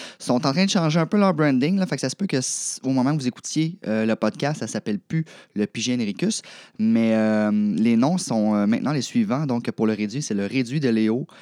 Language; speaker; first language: French; native; French